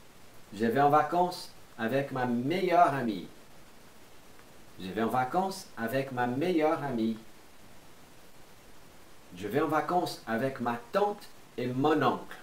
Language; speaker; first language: French; non-native, fluent; Portuguese